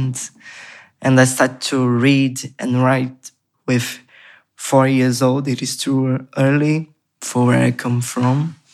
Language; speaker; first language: English; non-native, learner; Portuguese